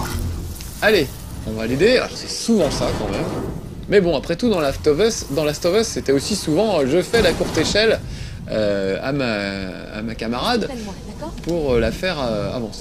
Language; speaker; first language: French; native; French